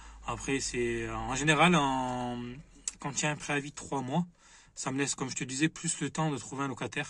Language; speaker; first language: French; native; French